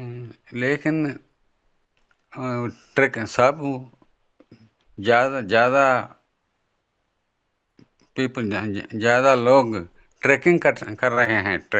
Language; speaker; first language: Hindi; non-native, local second language; Telugu